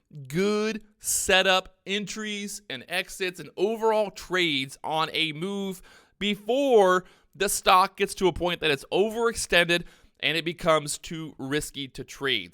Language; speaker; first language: English; native; English